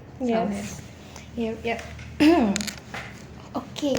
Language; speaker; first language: English; non-native, learner; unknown